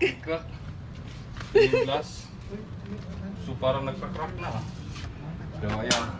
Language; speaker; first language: Filipino; non-native, local second language; Cebuano